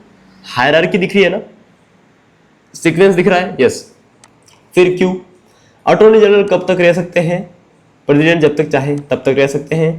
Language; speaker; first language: Hindi; native; Hindi